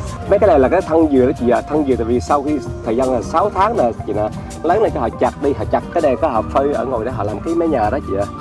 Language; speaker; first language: Vietnamese; native; Vietnamese